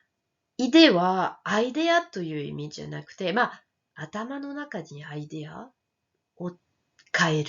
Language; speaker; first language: Japanese; non-native, fluent; French